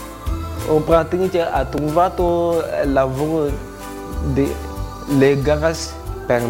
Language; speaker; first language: Italian; non-native, learner; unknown